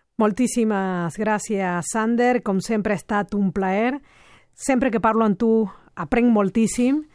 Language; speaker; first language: Catalan; non-native, fluent; Spanish